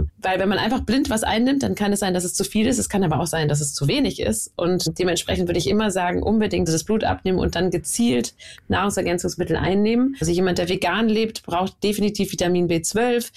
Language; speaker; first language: German; native; German